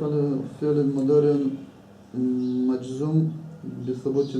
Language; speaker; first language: Arabic; non-native, learner; Chechen